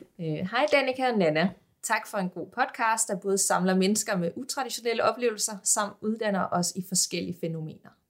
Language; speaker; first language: Danish; native; Danish